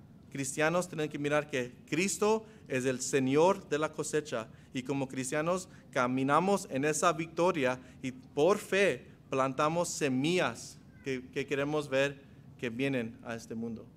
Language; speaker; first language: Spanish; non-native, fluent; English